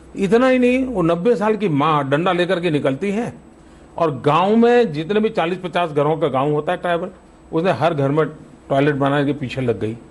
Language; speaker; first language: Hindi; non-native, local second language; Gujarati